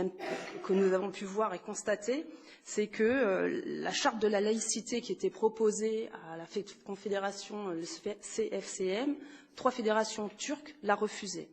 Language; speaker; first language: French; native; French